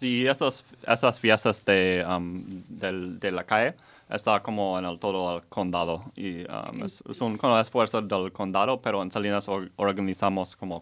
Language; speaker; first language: Spanish; non-native, learner; English